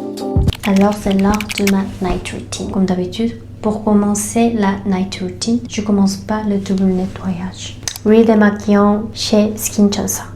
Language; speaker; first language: French; non-native, fluent; Korean